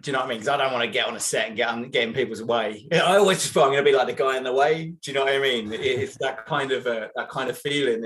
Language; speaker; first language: English; native; English